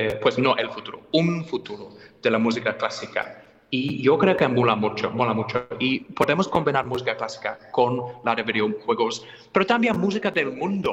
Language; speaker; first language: Spanish; non-native, fluent; English